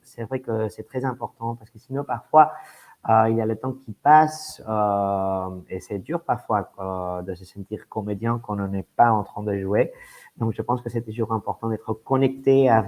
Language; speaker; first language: French; non-native, fluent; Spanish